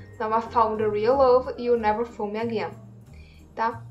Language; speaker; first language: English; non-native, fluent; Portuguese